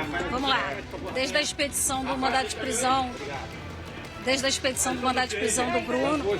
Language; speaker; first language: Portuguese; native; Portuguese